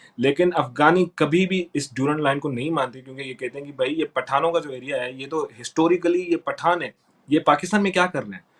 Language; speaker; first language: Urdu; non-native, local second language; Sindhi